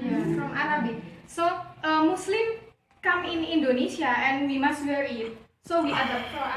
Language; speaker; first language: English; non-native, learner; Javanese